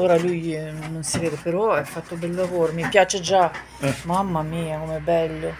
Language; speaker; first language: Italian; non-native, learner; Ukrainian